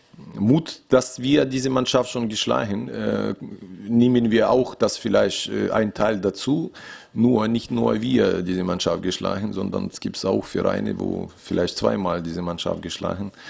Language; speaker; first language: German; non-native, learner; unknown